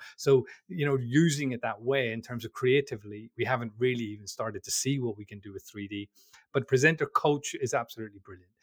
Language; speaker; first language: English; native; English